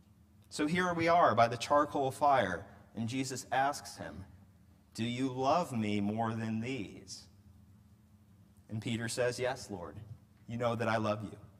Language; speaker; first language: English; native; English